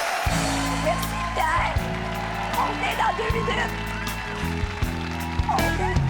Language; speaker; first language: French; native; French